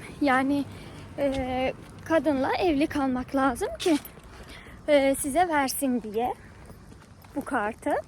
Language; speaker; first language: Turkish; non-native, fluent; Persian